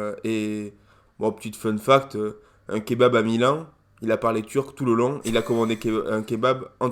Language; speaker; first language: French; native; French